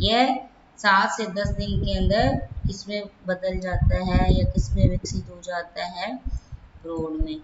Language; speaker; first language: Hindi; native; Hindi